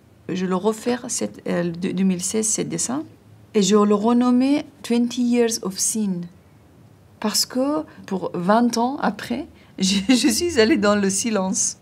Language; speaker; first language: French; non-native, learner; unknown